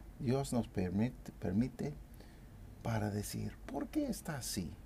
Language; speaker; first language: Spanish; non-native, fluent; English